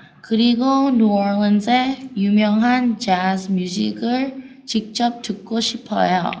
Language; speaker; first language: Korean; non-native, learner; English